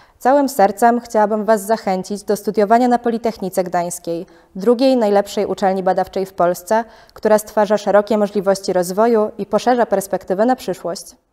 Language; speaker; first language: Polish; native; Polish